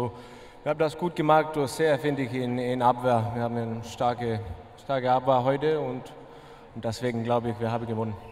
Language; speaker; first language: German; non-native, learner; Icelandic